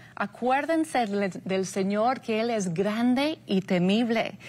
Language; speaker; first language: Spanish; non-native, fluent; English